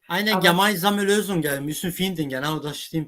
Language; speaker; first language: German; non-native, fluent; Kurdish